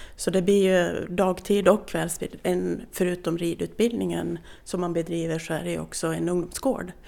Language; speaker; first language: Swedish; native; Swedish